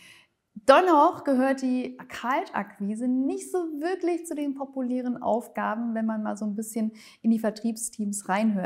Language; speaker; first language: German; native; German